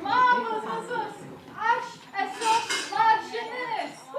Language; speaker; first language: Lithuanian; early bilingual, heritage; Lithuanian